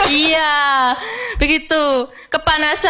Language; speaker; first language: Indonesian; non-native, learner; English